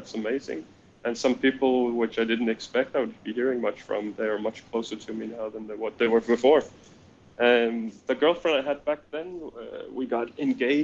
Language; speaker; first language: English; non-native, fluent; Danish